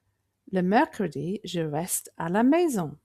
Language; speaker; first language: French; non-native, fluent; English